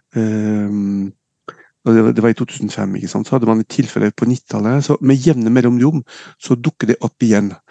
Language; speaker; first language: Norwegian; non-native, fluent; French